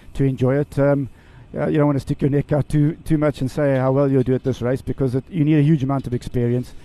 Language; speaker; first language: English; native; English